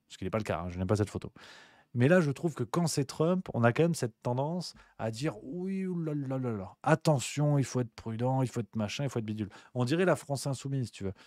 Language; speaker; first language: French; native; French